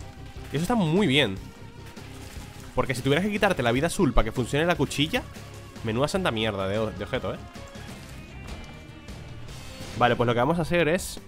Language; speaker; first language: Spanish; native; Spanish